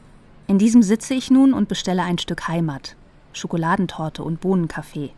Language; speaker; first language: German; native; German